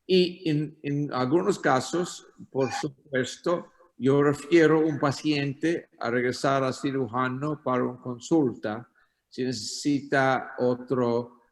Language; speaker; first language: Spanish; non-native, learner; English